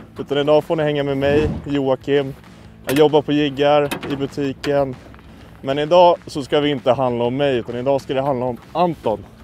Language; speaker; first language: Swedish; native; Swedish